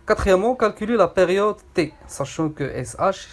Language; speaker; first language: French; non-native, local second language; Arabic